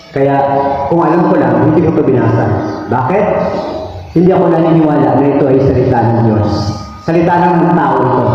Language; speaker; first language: Filipino; non-native, local second language; Cebuano